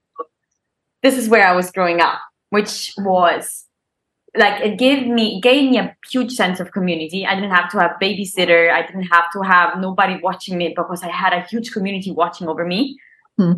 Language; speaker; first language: English; non-native, fluent; Italian